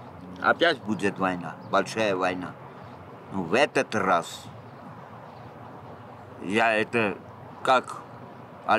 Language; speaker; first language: Russian; non-native, local second language; Armenian